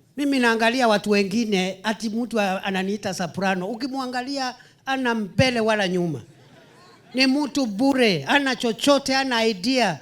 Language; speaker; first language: Swahili; non-native, local second language; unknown